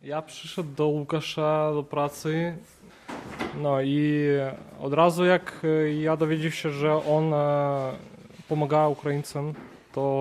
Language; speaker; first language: Polish; non-native, learner; Ukrainian